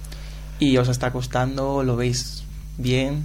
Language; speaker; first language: Spanish; native; Spanish